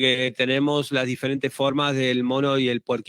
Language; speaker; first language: Spanish; native; Spanish